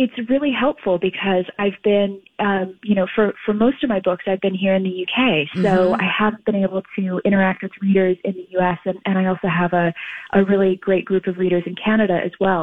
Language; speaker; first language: English; native; English